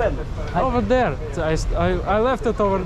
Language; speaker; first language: English; non-native, learner; Lithuanian